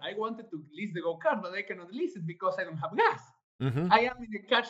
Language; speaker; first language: English; non-native, fluent; Spanish